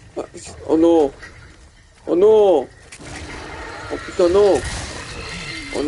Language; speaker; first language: French; native; French